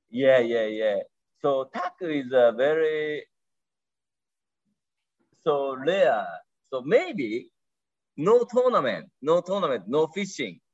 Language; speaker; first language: English; non-native, learner; Japanese